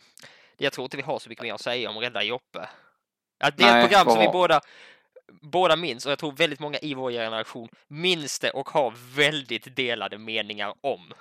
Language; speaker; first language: Swedish; native; Swedish